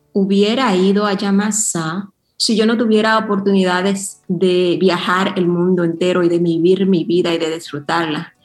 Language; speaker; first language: Spanish; early bilingual, heritage; Spanish